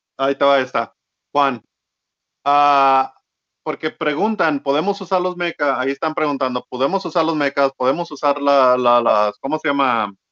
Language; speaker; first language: Spanish; early bilingual, heritage; Spanish